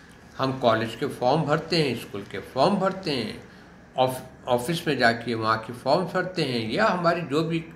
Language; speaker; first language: Hindi; native; Hindi